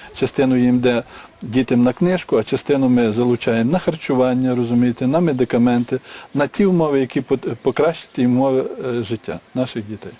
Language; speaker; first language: Ukrainian; native; Ukrainian